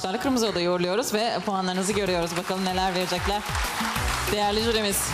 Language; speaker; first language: Turkish; native; Turkish